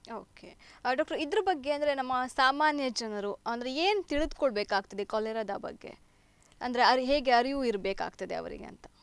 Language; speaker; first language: Kannada; native; Kannada